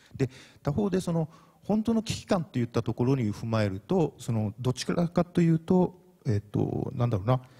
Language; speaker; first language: Japanese; native; Japanese